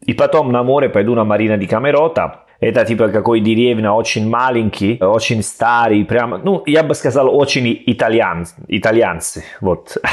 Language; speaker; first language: Russian; non-native, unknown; Italian